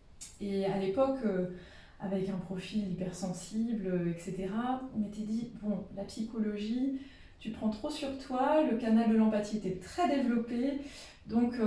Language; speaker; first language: French; native; French